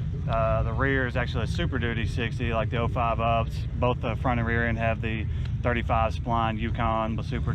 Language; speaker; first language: English; native; English